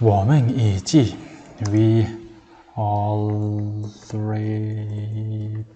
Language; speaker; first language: Chinese; non-native, fluent; Mongolian